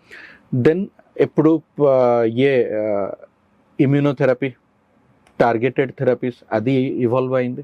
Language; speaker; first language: Telugu; non-native, learner; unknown